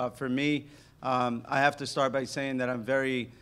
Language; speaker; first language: English; early bilingual, other home language; Spanish